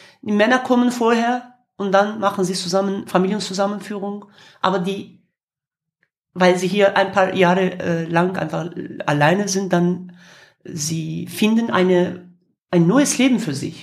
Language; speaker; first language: German; non-native, fluent; Kurdish